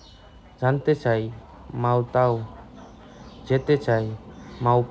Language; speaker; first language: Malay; non-native, learner; Bangla